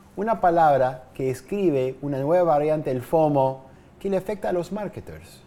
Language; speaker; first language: Spanish; non-native, fluent; English